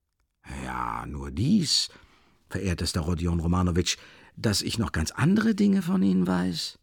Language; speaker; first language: German; native; German